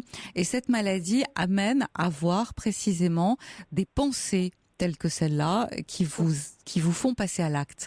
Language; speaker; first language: French; native; French